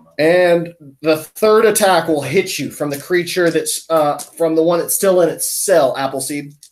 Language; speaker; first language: English; native; English